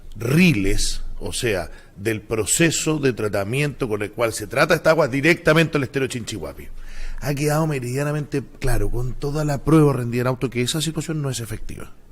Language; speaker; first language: Spanish; native; Spanish